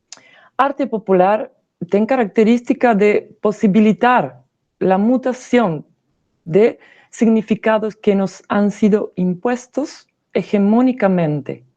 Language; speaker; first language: Portuguese; non-native, learner; Spanish